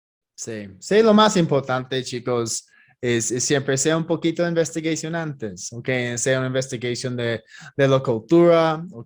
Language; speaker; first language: Spanish; non-native, fluent; English